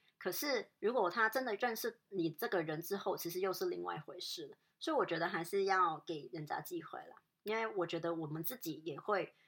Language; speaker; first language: Chinese; non-native, local second language; Cantonese